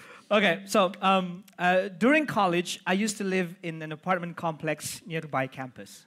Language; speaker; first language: English; non-native, fluent; Indonesian